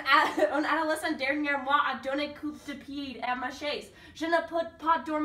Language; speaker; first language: French; non-native, learner; English